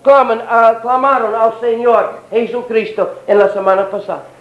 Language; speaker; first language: Portuguese; non-native, learner; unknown